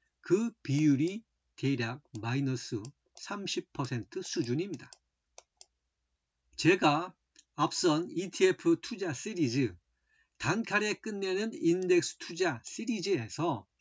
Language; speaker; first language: Korean; native; Korean